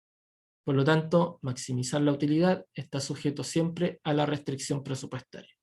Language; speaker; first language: Spanish; native; Spanish